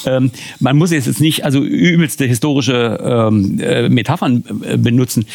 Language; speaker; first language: German; native; German